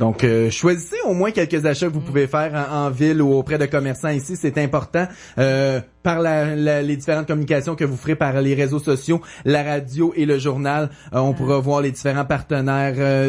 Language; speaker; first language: French; native; French